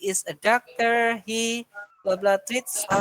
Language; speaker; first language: English; non-native, learner; Indonesian